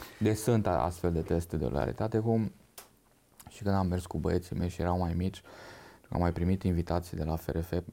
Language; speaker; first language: Romanian; non-native, local second language; Hungarian